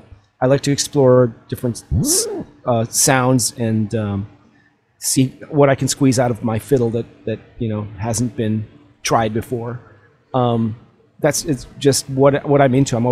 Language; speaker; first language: English; early bilingual, other home language; Russian